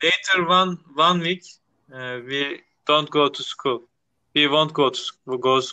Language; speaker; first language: English; non-native, learner; Turkish